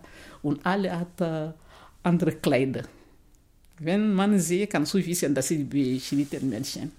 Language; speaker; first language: German; non-native, learner; Mandingo